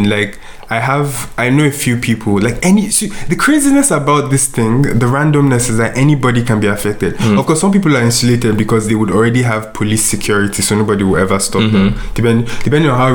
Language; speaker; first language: English; non-native, local second language; Yoruba